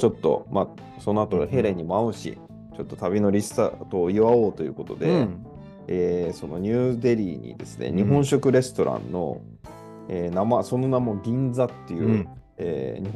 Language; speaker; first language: Japanese; native; Japanese